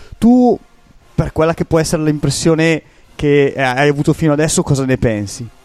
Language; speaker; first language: Italian; native; Italian